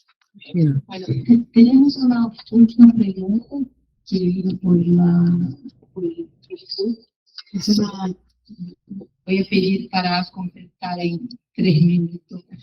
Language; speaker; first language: Spanish; non-native, fluent; Portuguese